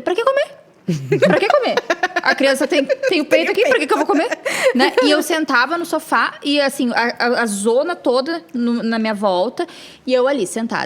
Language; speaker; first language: Portuguese; native; Portuguese